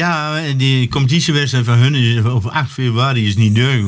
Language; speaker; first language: Dutch; native; Dutch